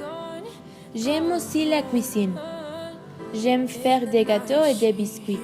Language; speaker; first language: French; non-native, learner; Spanish